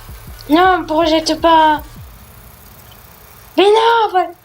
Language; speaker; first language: French; native; French